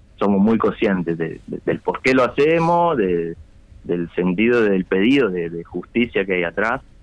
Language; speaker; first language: Spanish; non-native, fluent; Italian